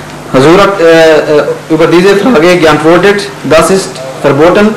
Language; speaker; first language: German; non-native, fluent; Urdu